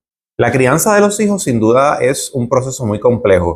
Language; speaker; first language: Spanish; native; Spanish